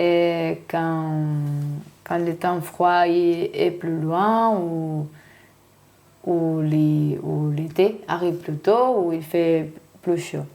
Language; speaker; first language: French; non-native, learner; Spanish